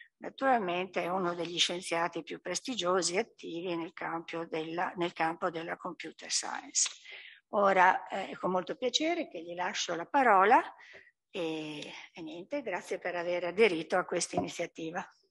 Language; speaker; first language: Italian; native; Italian